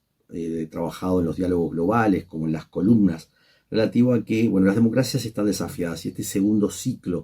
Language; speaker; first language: Spanish; native; Spanish